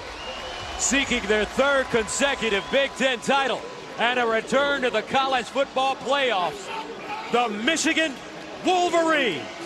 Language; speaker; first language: English; native; English